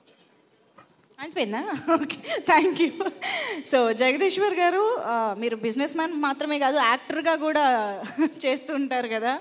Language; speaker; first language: Telugu; native; Telugu